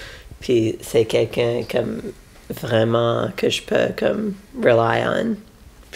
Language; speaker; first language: French; non-native, local second language; English